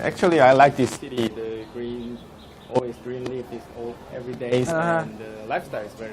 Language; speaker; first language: English; non-native, fluent; Korean